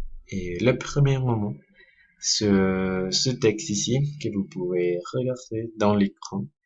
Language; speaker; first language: French; non-native, learner; Spanish